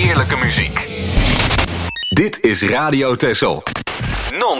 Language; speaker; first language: Dutch; native; Dutch